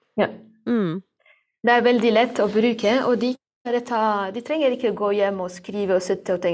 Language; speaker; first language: Norwegian; non-native, learner; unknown